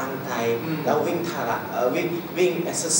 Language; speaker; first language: Thai; non-native, learner; Chinese